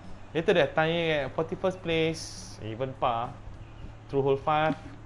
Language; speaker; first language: English; non-native, local second language; Malay